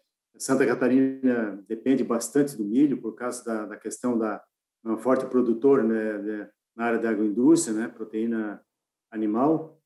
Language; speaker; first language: Portuguese; native; Portuguese